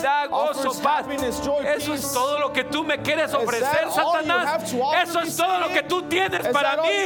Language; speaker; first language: Spanish; native; Spanish